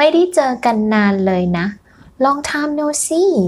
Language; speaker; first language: Thai; native; Thai